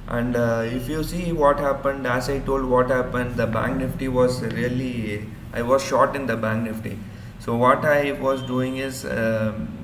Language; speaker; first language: English; non-native, local second language; Urdu